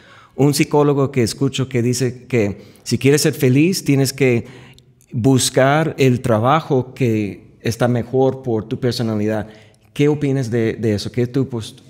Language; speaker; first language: Spanish; non-native, fluent; English